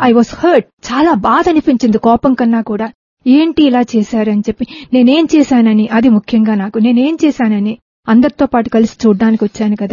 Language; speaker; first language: Telugu; native; Telugu